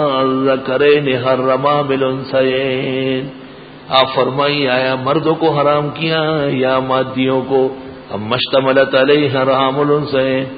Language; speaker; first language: Urdu; non-native, local second language; Pashto